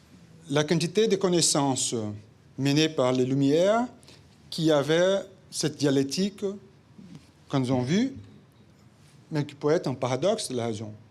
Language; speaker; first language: French; non-native, fluent; Portuguese